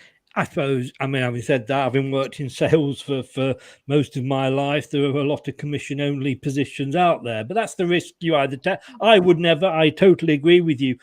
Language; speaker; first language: English; native; English